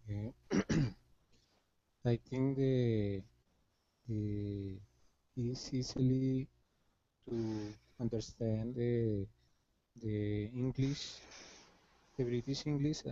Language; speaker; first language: English; non-native, learner; Spanish